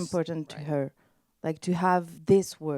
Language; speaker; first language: English; non-native, learner; French